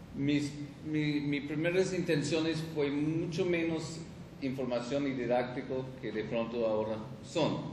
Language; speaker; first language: Spanish; non-native, fluent; English